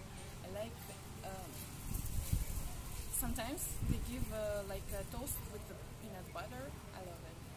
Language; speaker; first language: English; non-native, learner; Russian